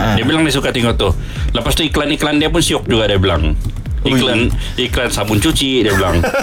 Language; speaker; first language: Malay; native; Malay